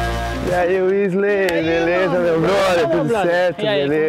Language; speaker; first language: Portuguese; native; Portuguese